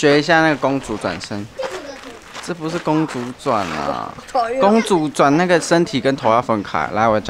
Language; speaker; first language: Chinese; native; Chinese